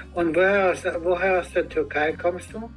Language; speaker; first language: German; non-native, fluent; Greek